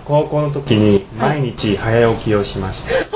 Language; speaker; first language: Japanese; non-native, learner; Chinese